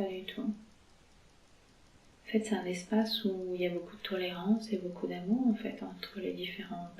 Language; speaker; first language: French; native; French